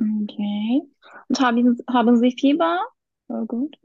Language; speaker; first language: German; non-native, learner; Turkish